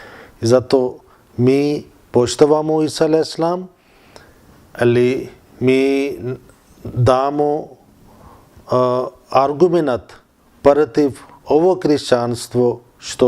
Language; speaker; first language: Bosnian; non-native, fluent; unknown